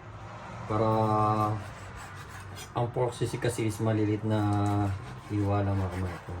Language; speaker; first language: Filipino; native; Filipino